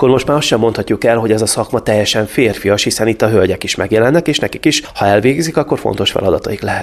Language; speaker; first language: Hungarian; native; Hungarian